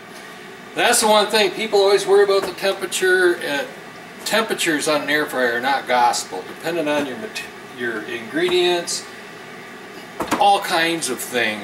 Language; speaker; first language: English; native; English